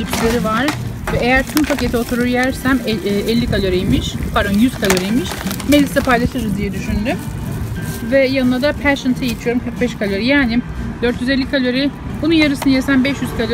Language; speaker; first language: Turkish; native; Turkish